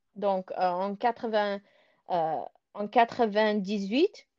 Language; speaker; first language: French; non-native, learner; English